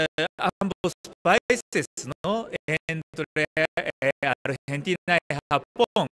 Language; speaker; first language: Spanish; non-native, learner; Japanese